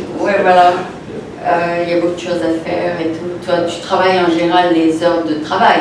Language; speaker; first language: French; non-native, fluent; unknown